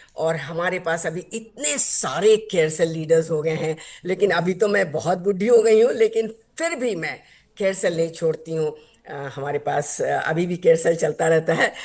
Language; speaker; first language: Hindi; native; Hindi